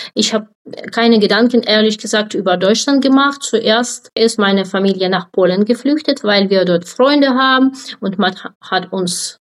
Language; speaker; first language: German; non-native, fluent; Ukrainian